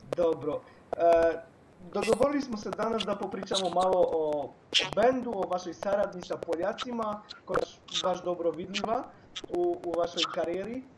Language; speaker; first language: Serbian; non-native, fluent; Polish